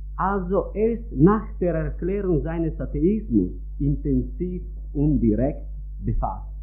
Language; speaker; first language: German; non-native, fluent; Italian